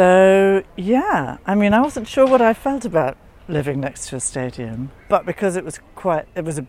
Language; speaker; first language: English; native; English